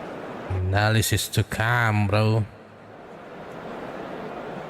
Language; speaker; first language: English; non-native, learner; Indonesian